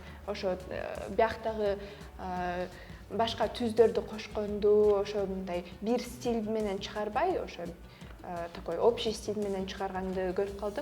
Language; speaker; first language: Kyrgyz; early bilingual, heritage; Kyrgyz